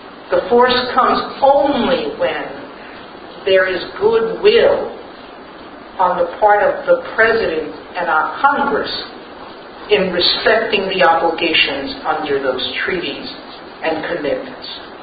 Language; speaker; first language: English; native; English